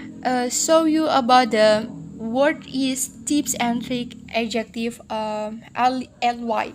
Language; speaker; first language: English; non-native, learner; Indonesian